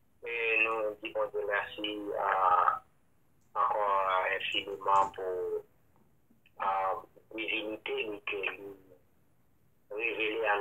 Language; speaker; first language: French; non-native, local second language; Haitian Creole